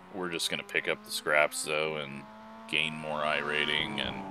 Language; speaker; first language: English; native; English